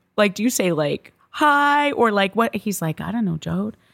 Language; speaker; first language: English; native; English